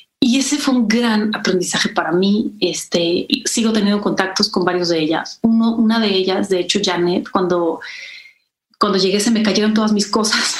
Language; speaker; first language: Spanish; early bilingual, other home language; Polish